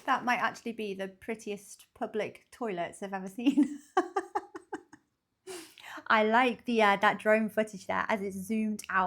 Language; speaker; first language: English; native; English